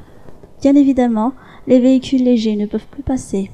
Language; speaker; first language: French; non-native, local second language; Malagasy